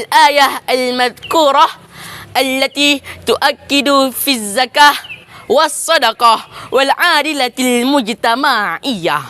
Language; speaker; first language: Arabic; non-native, learner; Indonesian